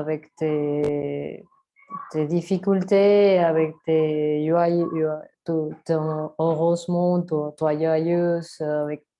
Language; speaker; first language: French; non-native, learner; Spanish